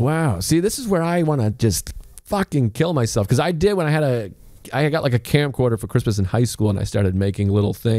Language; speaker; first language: English; native; English